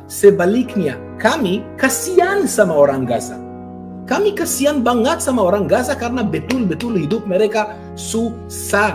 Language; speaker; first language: Indonesian; non-native, fluent; Hebrew